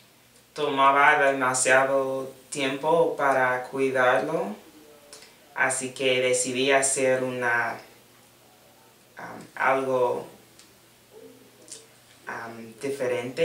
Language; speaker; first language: Spanish; non-native, learner; English